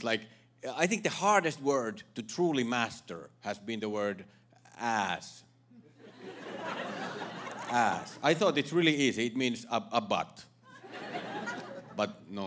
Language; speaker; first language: English; non-native, fluent; Finnish